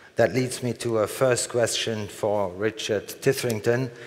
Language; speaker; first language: English; non-native, fluent; German